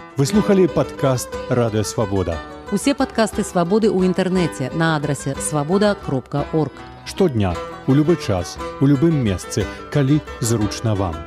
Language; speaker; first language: Belarusian; native; Belarusian